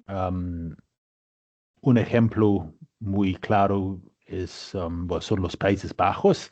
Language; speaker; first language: Spanish; non-native, fluent; English